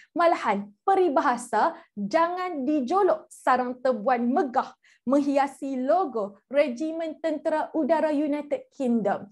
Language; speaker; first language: Malay; native; Malay